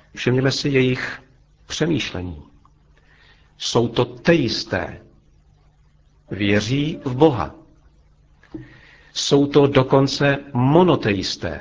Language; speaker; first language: Czech; native; Czech